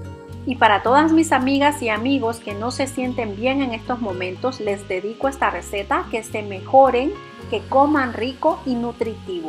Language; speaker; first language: Spanish; native; Spanish